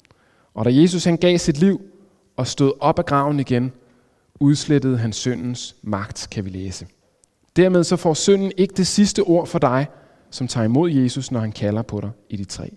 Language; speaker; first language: Danish; native; Danish